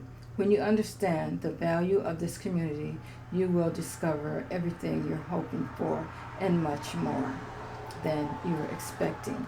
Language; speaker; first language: English; native; English